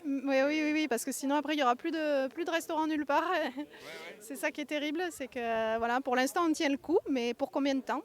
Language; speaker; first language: French; native; French